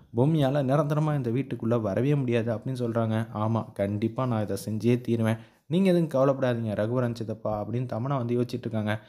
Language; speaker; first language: Tamil; native; Tamil